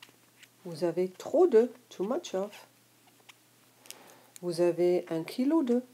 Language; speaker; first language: French; non-native, fluent; English